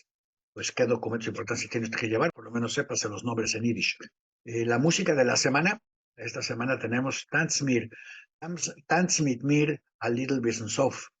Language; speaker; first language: Spanish; native; Spanish